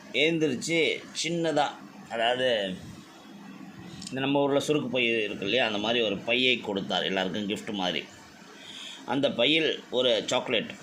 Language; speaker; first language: Tamil; native; Tamil